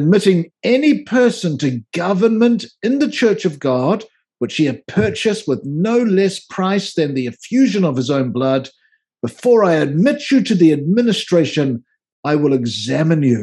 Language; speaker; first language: English; native; English